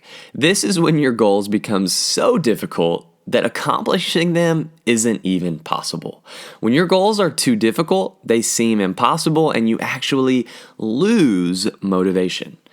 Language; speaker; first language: English; native; English